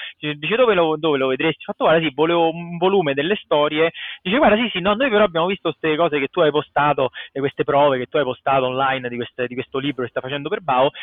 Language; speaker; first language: Italian; native; Italian